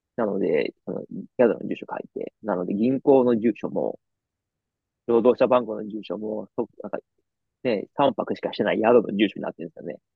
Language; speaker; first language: Japanese; native; Japanese